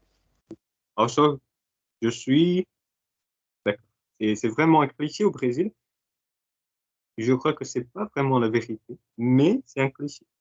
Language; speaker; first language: French; non-native, fluent; Portuguese